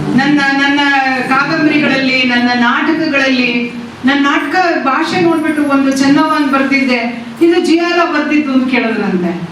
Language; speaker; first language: Kannada; non-native, local second language; Tamil